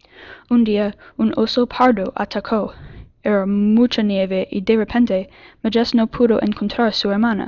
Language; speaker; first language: Spanish; non-native, learner; English